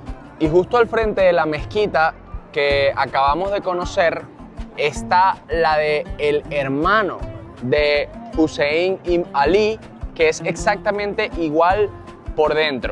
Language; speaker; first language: Spanish; native; Spanish